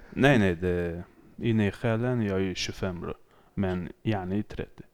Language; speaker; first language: Swedish; early bilingual, other home language; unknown